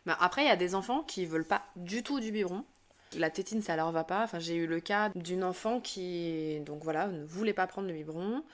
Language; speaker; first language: French; native; French